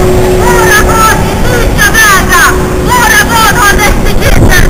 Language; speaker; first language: Swedish; non-native, fluent; Azerbaijani